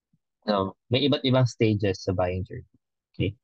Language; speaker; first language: Filipino; native; Filipino